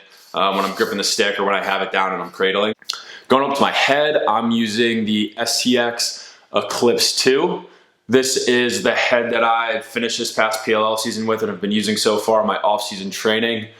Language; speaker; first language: English; native; English